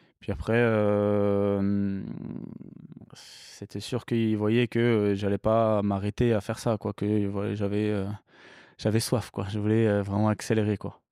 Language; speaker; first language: French; early bilingual, other home language; English